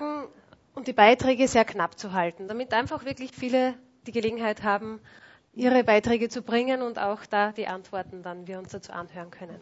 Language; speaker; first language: German; native; German